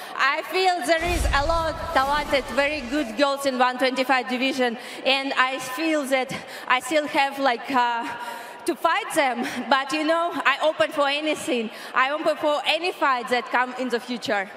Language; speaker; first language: English; non-native, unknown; Kyrgyz